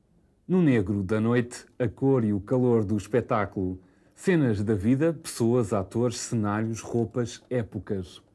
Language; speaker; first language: Portuguese; native; Portuguese